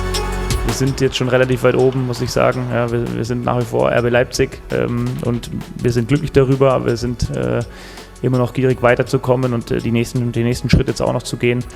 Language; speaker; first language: German; native; German